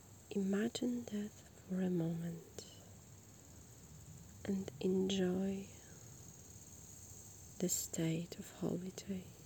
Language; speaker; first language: English; non-native, fluent; Polish